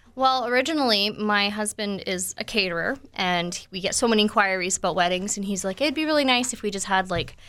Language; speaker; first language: English; native; English